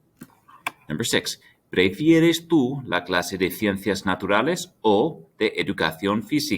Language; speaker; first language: Spanish; non-native, fluent; English